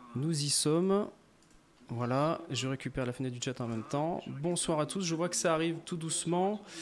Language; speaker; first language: French; native; French